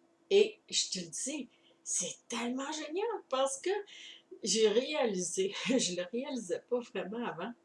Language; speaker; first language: French; native; French